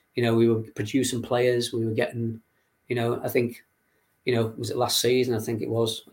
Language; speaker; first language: English; native; English